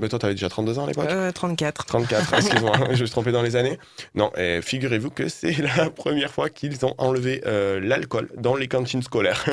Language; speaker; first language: French; native; French